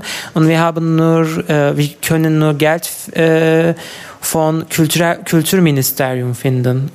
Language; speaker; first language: German; non-native, learner; Turkish